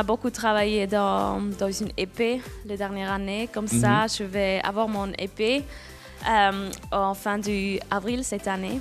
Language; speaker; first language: French; non-native, local second language; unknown